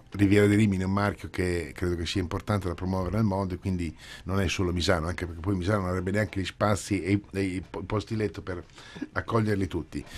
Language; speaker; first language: Italian; native; Italian